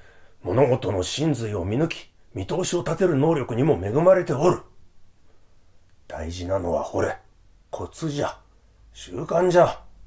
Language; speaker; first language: Japanese; native; Japanese